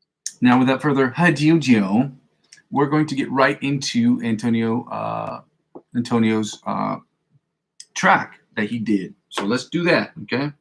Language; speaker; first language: English; native; English